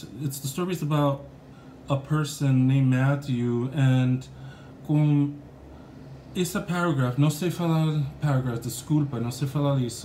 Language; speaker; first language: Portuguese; non-native, learner; English